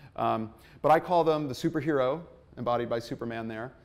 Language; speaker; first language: English; native; English